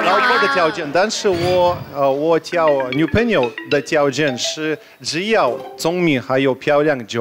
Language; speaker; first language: Chinese; non-native, fluent; Russian